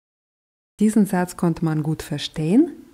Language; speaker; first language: German; non-native, fluent; Russian